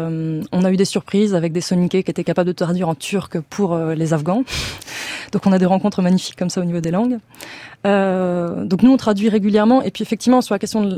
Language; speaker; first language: French; native; French